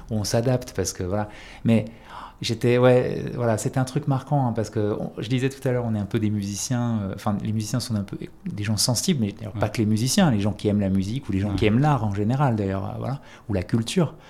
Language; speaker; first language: French; native; French